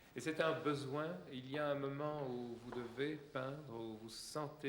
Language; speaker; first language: French; native; French